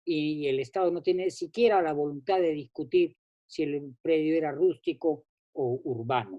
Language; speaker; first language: Spanish; native; Spanish